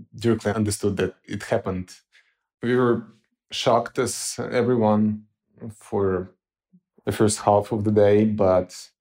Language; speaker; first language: English; non-native, fluent; Ukrainian